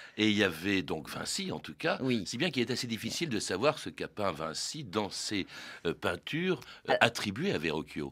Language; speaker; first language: French; native; French